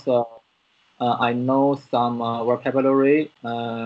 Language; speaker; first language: English; non-native, learner; Chinese